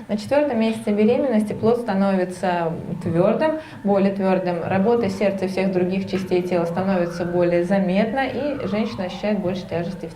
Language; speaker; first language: Russian; native; Russian